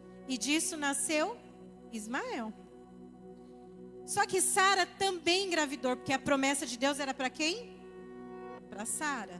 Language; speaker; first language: Portuguese; native; Portuguese